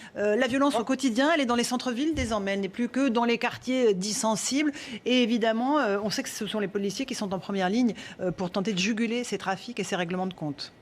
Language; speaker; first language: French; native; French